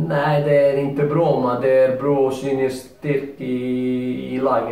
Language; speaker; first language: Swedish; non-native, learner; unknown